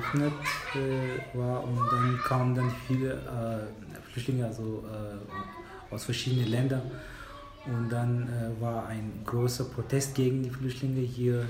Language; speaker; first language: German; non-native, fluent; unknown